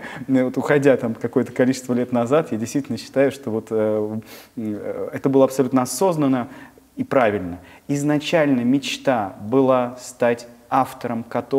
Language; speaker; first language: Russian; native; Russian